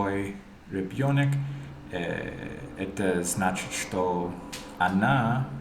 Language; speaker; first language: Russian; non-native, learner; English